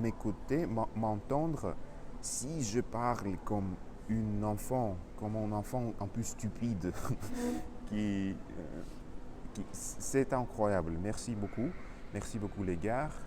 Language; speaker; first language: French; non-native, learner; Russian